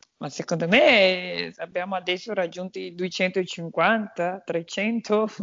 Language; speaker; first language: Italian; non-native, fluent; Portuguese